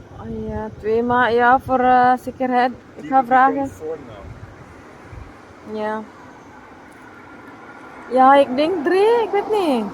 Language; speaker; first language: Dutch; non-native, learner; Filipino